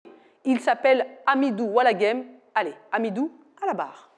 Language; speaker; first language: French; native; French